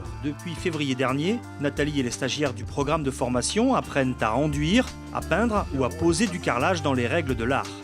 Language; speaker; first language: French; native; French